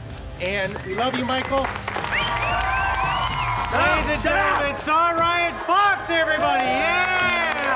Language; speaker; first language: English; native; English